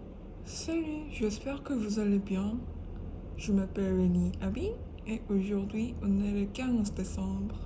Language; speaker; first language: French; non-native, fluent; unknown